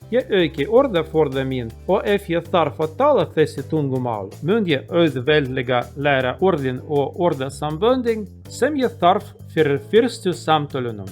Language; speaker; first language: Icelandic; non-native, learner; Russian